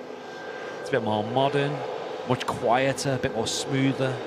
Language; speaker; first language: English; native; English